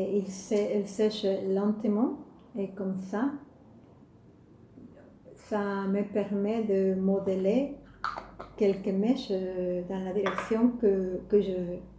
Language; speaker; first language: French; non-native, fluent; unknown